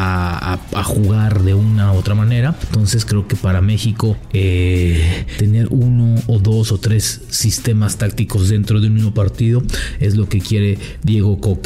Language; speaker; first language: Spanish; native; Spanish